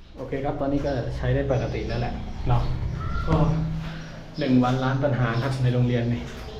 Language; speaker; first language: Thai; native; Thai